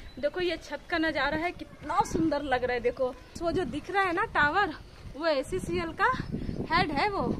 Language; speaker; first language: Hindi; non-native, local second language; Bangla